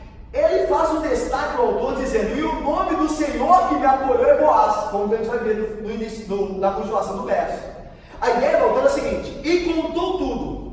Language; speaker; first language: Portuguese; native; Portuguese